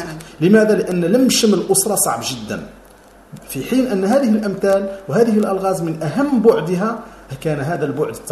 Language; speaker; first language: Arabic; native; Arabic